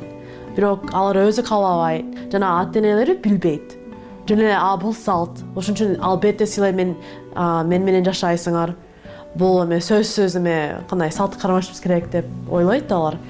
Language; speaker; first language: Kyrgyz; non-native, learner; English